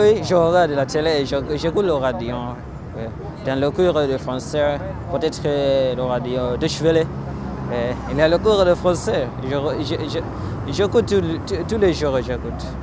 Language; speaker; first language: French; non-native, learner; Swahili